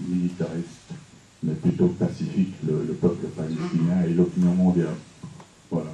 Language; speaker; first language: French; non-native, fluent; English